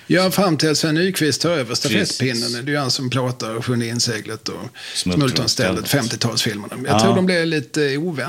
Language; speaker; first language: Swedish; native; Swedish